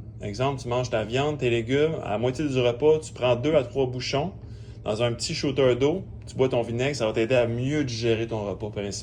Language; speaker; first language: French; native; French